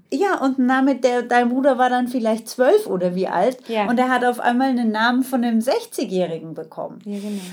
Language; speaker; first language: German; native; German